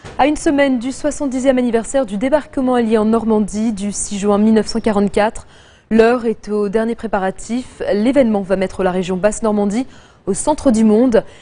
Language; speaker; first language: French; non-native, local second language; Arabic